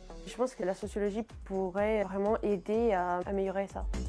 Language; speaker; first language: French; non-native, fluent; Italian